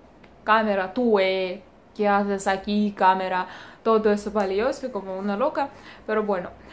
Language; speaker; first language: Spanish; non-native, learner; Russian